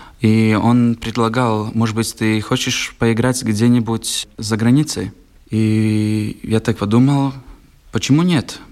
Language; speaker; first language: Russian; non-native, local second language; Latvian